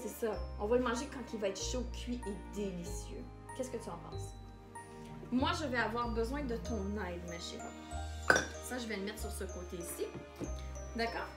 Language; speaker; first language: French; native; French